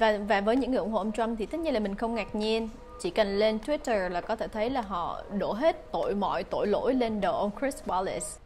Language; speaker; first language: Vietnamese; native; Vietnamese